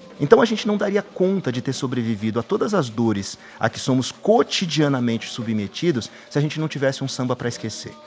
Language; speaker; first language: Portuguese; native; Portuguese